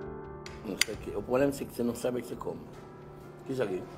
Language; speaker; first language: Portuguese; non-native, fluent; French